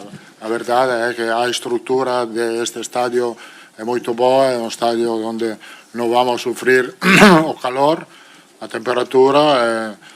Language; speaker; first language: Portuguese; non-native, fluent; Italian